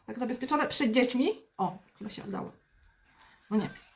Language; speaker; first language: Polish; non-native, fluent; Ukrainian